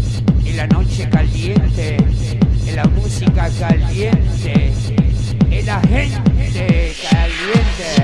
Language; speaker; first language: Spanish; non-native, learner; Italian